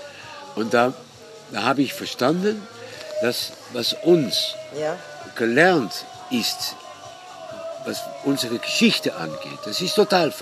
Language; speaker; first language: German; non-native, fluent; Dutch